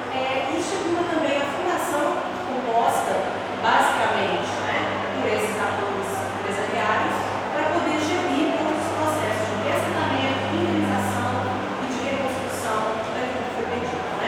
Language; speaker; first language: Portuguese; native; Portuguese